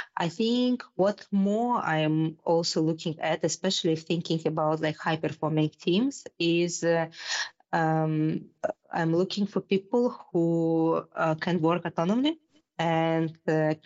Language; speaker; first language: English; non-native, fluent; Russian